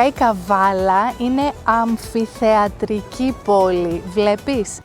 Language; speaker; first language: Greek; native; Greek